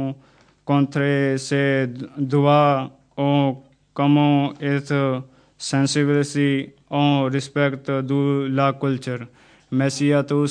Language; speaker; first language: French; non-native, learner; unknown